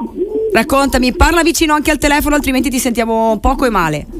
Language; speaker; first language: Italian; native; Italian